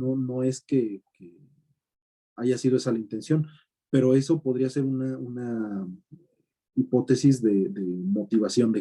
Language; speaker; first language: Spanish; native; Spanish